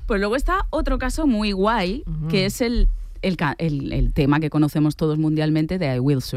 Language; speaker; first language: Spanish; native; Spanish